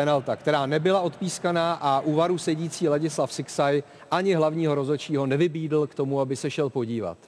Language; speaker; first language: Czech; native; Czech